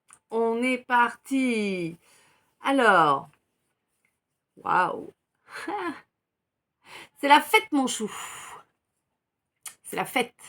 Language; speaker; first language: French; native; French